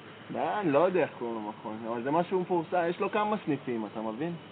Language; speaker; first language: Hebrew; native; Hebrew